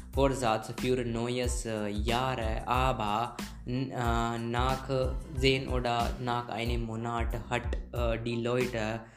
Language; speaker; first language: German; non-native, learner; Hindi